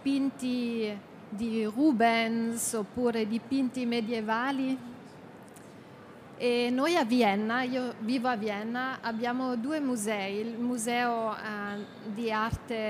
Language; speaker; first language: Italian; non-native, fluent; German